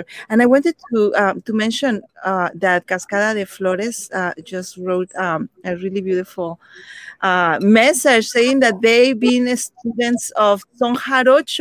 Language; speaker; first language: English; non-native, fluent; Spanish